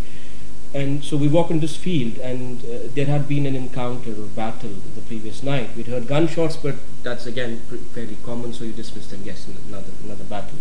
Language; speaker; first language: English; non-native, local second language; Kashmiri